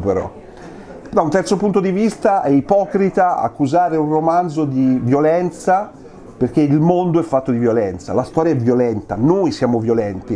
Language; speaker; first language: Italian; native; Italian